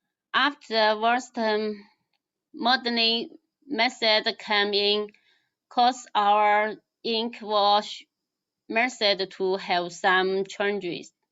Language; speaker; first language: English; non-native, learner; Chinese